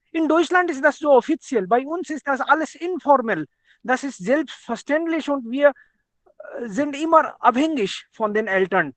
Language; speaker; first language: German; non-native, fluent; Hindi